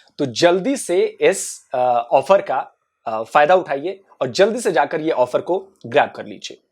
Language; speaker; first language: Hindi; native; Hindi